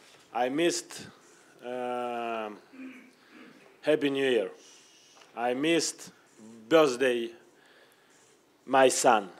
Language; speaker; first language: English; non-native, learner; Russian